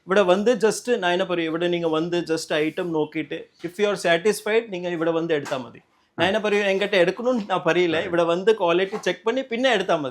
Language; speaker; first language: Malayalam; non-native, local second language; Tamil